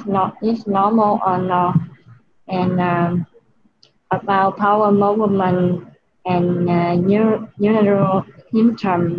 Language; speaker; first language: English; non-native, learner; Vietnamese